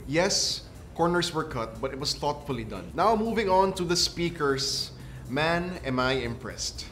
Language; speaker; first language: English; non-native, local second language; Filipino